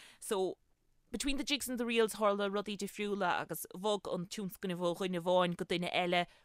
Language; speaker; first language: Irish; native; Irish